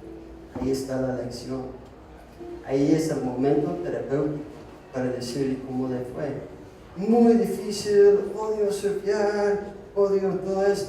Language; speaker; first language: Spanish; non-native, fluent; English